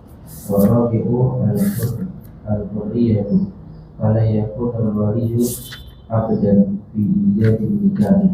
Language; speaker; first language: Arabic; non-native, learner; Indonesian